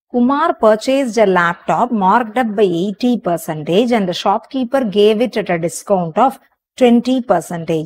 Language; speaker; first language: English; non-native, local second language; Tamil